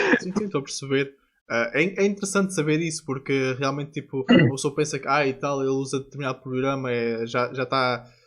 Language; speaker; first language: Portuguese; native; Portuguese